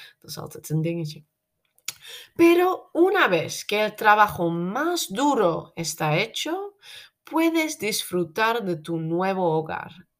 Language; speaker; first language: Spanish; native; Spanish